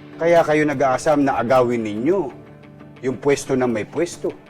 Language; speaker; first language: Filipino; native; Filipino